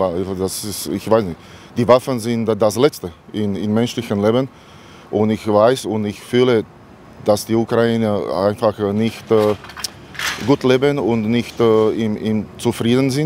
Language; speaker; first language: German; non-native, learner; Slovak